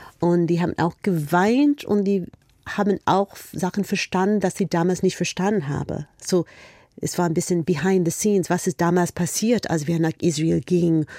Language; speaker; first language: German; non-native, fluent; English